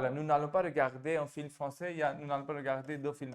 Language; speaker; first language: French; non-native, fluent; Hindi